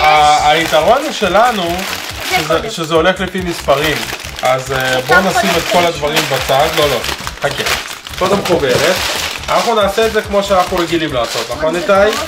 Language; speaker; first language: Hebrew; native; Hebrew